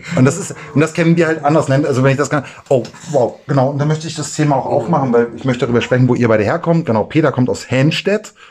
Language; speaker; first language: German; native; German